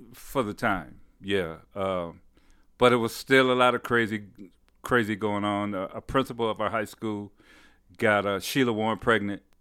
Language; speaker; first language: English; native; English